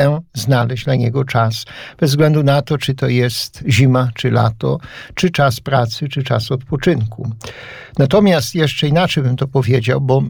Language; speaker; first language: Polish; native; Polish